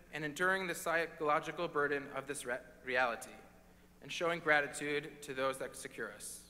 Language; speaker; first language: English; native; English